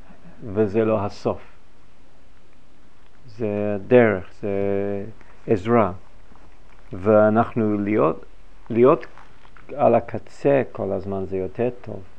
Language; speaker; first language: Hebrew; non-native, fluent; English